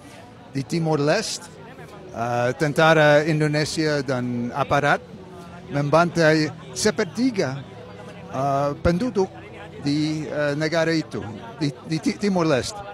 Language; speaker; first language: Indonesian; non-native, fluent; English